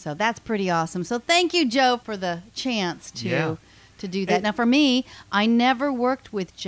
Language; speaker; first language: English; native; English